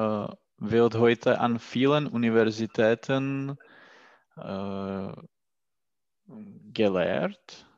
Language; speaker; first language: German; non-native, learner; Czech